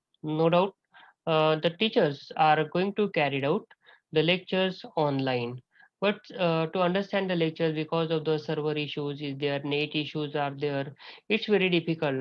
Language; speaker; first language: English; non-native, local second language; Marathi